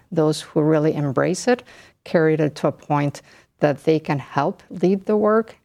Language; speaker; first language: English; early bilingual, other home language; Spanish